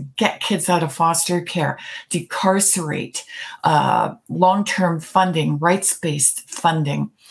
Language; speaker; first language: English; native; English